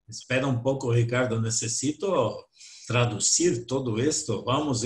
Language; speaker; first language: Spanish; non-native, learner; Portuguese